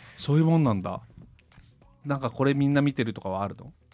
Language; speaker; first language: Japanese; native; Japanese